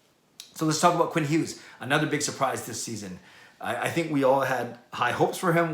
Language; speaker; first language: English; native; English